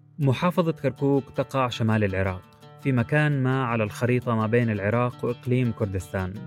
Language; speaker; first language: Arabic; native; Arabic